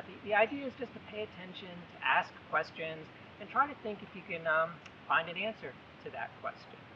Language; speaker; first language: English; native; English